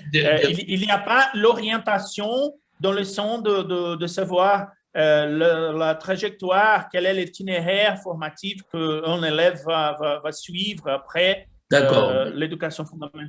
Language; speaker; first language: French; non-native, fluent; Portuguese